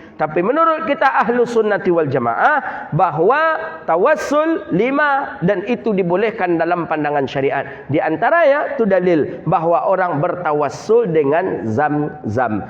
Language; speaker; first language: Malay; native; Malay